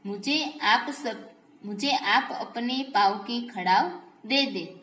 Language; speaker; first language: Hindi; non-native, local second language; Gujarati